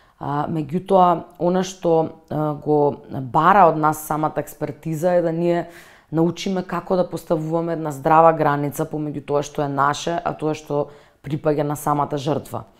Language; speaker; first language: Macedonian; native; Macedonian